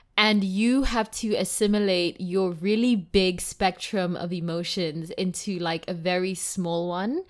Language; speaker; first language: English; non-native, local second language; Tswana